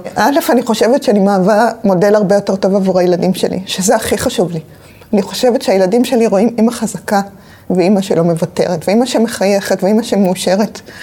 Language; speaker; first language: Hebrew; native; Hebrew